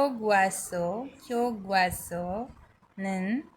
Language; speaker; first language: Korean; non-native, fluent; Hindi